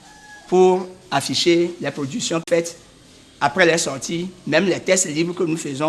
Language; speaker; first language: French; native; French